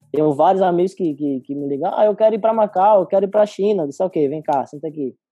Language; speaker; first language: Portuguese; native; Portuguese